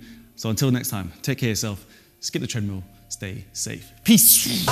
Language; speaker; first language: English; native; English